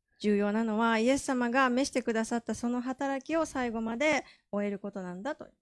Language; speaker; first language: Japanese; native; Japanese